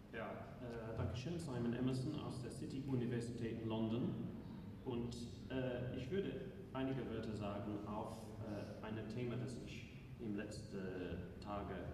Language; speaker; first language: German; non-native, learner; English